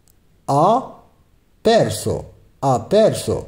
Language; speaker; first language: Italian; non-native, fluent; Arabic